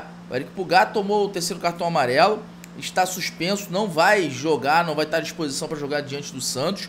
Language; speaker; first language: Portuguese; native; Portuguese